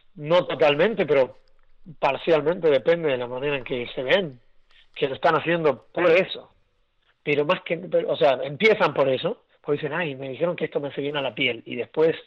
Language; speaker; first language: Spanish; native; Spanish